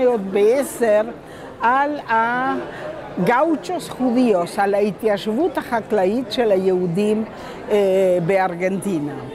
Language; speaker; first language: Hebrew; non-native, local second language; Spanish